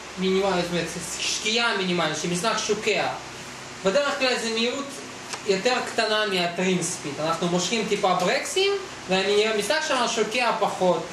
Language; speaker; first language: Hebrew; non-native, fluent; Russian